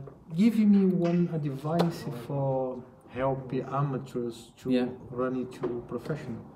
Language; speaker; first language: English; non-native, learner; Portuguese